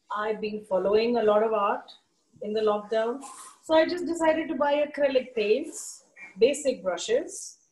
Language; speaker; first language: English; non-native, local second language; Hindi